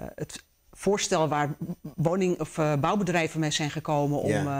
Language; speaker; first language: Dutch; native; Dutch